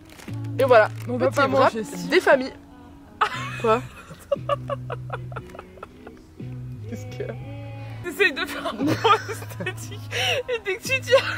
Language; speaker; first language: French; native; French